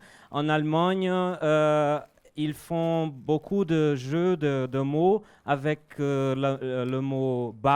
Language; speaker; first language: French; non-native, learner; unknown